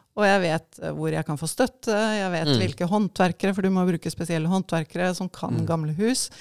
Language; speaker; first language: Norwegian; native; Norwegian